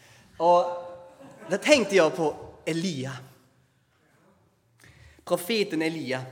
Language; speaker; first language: Swedish; non-native, fluent; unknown